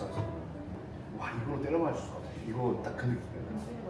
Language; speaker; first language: Korean; native; Korean